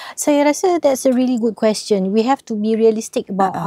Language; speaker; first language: English; non-native, local second language; Malay